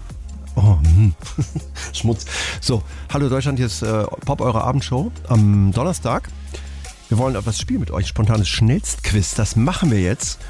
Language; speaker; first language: German; native; German